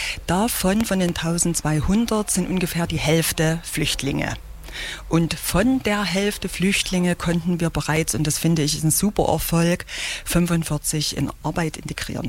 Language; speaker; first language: German; native; German